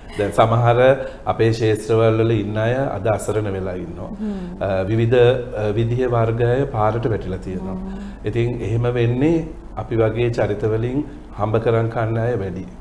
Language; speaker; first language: Sinhala; native; Sinhala